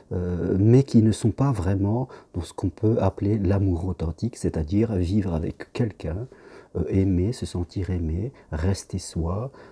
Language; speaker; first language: French; native; French